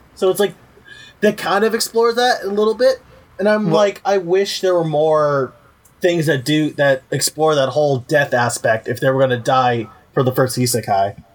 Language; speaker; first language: English; early bilingual, heritage; Spanish